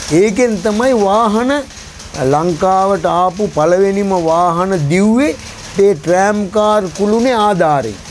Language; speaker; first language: Sinhala; native; Sinhala